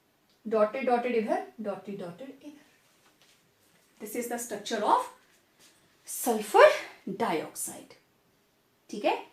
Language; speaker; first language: Hindi; native; Hindi